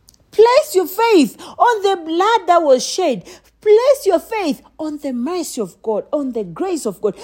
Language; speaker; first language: English; non-native, local second language; Swahili